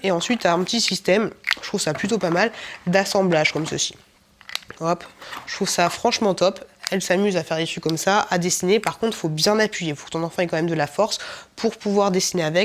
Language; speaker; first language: French; native; French